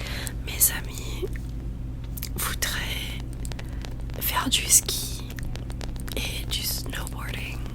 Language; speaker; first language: French; non-native, learner; English